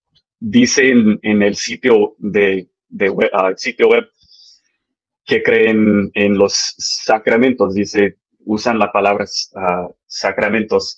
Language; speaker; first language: Spanish; early bilingual, heritage; English